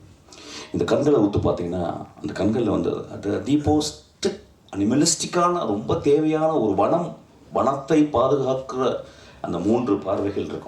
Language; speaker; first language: Tamil; native; Tamil